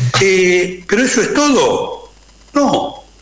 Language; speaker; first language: Spanish; native; Spanish